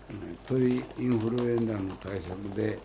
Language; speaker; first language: Japanese; native; Japanese